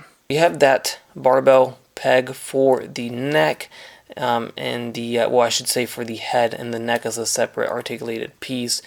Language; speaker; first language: English; native; English